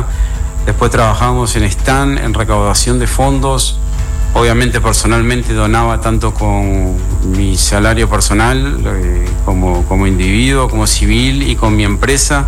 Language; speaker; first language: Spanish; native; Spanish